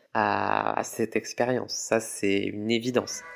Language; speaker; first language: French; native; French